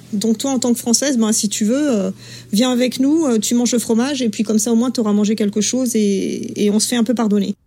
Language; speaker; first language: French; native; French